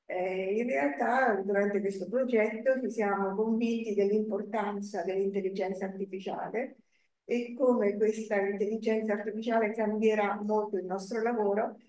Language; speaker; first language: Italian; native; Italian